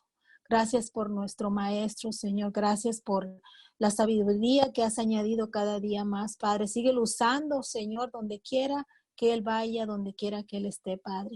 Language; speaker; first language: Spanish; native; Spanish